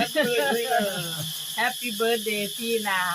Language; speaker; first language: English; non-native, learner; Thai